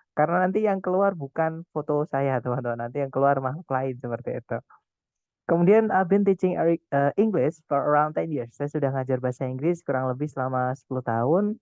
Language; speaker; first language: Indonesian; non-native, local second language; Javanese